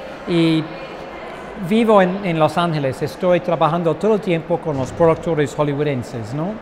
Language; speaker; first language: Spanish; non-native, fluent; English